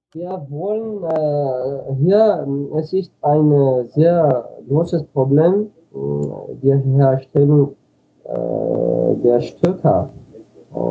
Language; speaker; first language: German; non-native, learner; Armenian